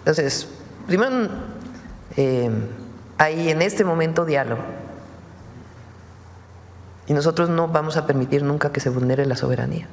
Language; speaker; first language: Spanish; native; Spanish